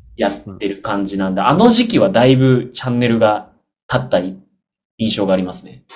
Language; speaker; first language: Japanese; native; Japanese